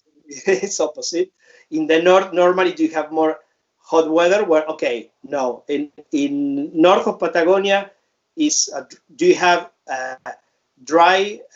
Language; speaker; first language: English; non-native, fluent; Spanish